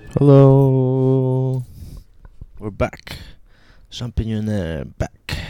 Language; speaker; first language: French; non-native, fluent; Spanish